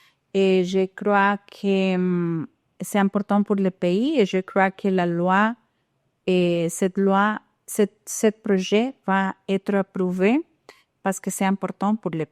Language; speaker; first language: French; non-native, fluent; Spanish